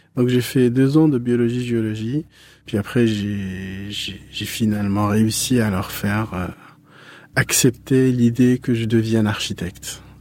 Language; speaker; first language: French; non-native, local second language; Arabic